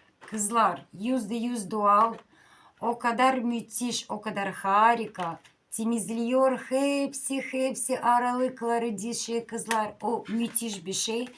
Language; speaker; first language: Turkish; non-native, learner; Russian